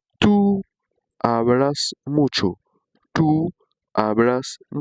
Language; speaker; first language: Spanish; non-native, learner; Haitian Creole